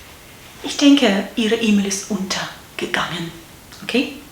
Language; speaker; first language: German; non-native, fluent; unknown